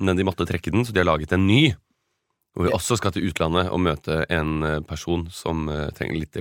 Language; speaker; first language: Norwegian; native; Norwegian